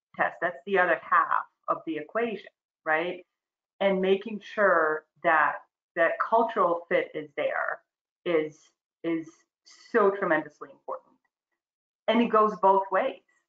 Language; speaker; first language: English; non-native, fluent; Croatian